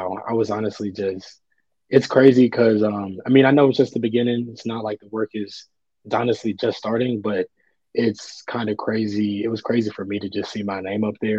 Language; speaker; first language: English; native; English